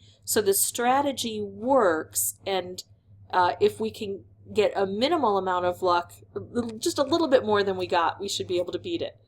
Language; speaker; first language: English; native; English